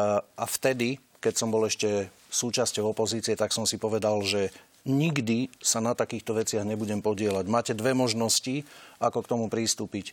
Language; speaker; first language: Slovak; native; Slovak